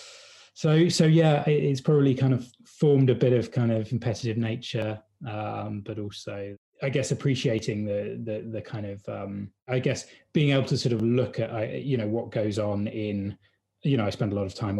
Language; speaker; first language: English; native; English